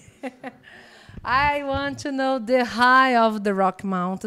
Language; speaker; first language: English; non-native, fluent; Portuguese